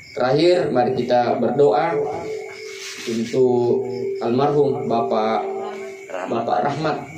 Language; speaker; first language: Indonesian; non-native, local second language; Buginese